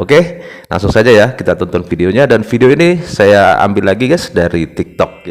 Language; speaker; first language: Indonesian; native; Indonesian